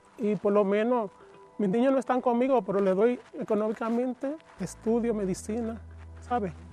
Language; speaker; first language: Spanish; native; Spanish